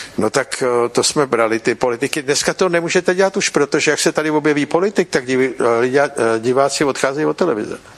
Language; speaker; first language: Czech; native; Czech